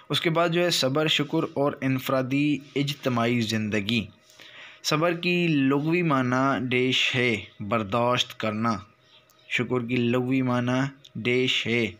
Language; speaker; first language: Urdu; non-native, local second language; Sindhi